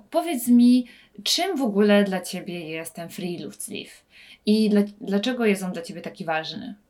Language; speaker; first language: Polish; native; Polish